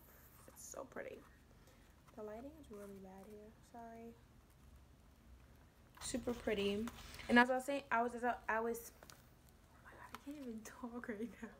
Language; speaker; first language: English; native; English